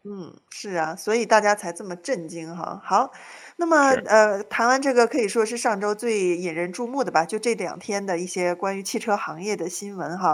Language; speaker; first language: Chinese; native; Chinese